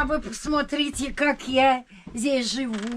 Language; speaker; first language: Russian; native; Russian